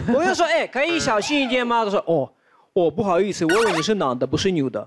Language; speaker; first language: Chinese; non-native, fluent; Ukrainian